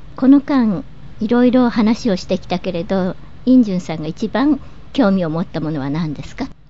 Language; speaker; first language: Japanese; native; Japanese